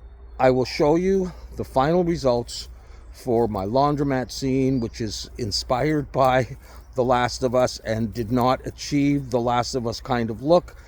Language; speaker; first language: English; native; English